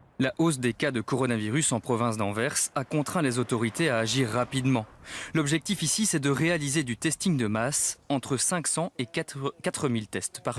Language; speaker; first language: French; native; French